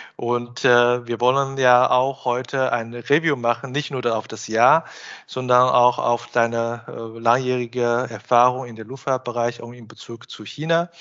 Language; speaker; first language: German; non-native, fluent; Chinese